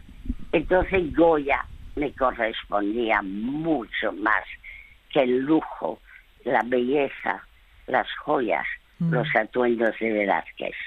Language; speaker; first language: Spanish; early bilingual, other home language; French